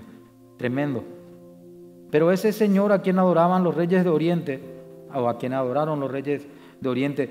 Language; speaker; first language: Spanish; native; Spanish